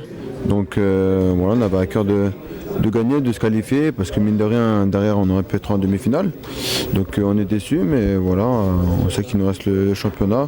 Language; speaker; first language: French; native; French